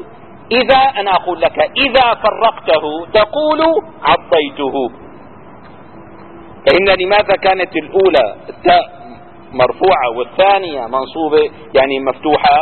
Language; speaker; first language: Arabic; native; Arabic